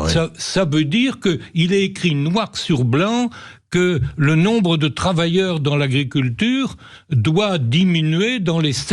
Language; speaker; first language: French; native; French